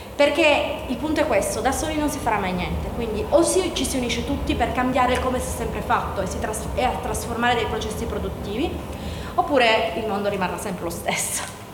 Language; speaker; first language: Italian; native; Italian